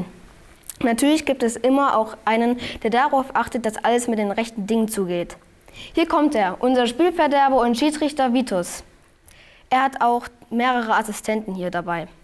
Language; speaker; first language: German; native; German